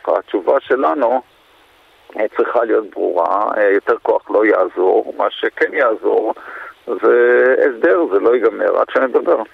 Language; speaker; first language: Hebrew; native; Hebrew